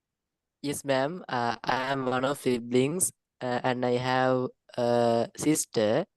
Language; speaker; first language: English; non-native, learner; Sinhala